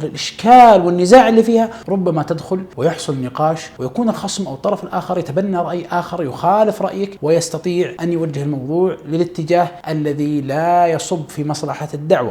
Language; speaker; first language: Arabic; native; Arabic